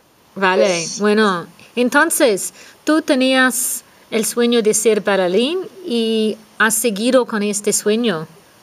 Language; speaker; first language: Spanish; non-native, fluent; English